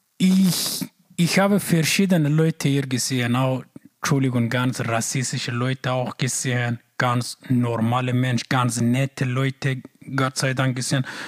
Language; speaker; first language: German; non-native, learner; Persian